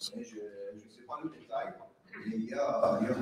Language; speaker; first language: French; non-native, learner; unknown